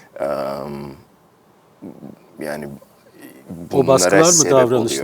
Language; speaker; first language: Turkish; early bilingual, heritage; Turkish